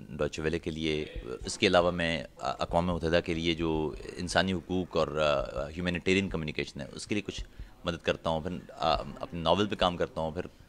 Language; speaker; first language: Urdu; non-native, local second language; Punjabi